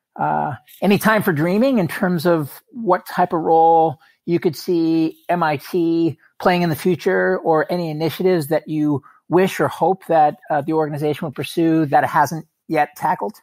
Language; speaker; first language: English; native; English